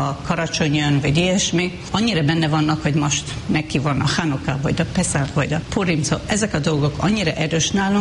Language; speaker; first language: Hungarian; non-native, fluent; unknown